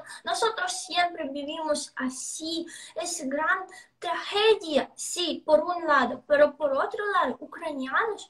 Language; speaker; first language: Spanish; non-native, fluent; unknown